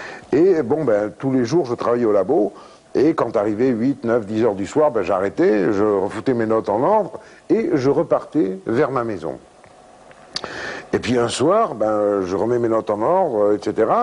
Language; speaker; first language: French; native; French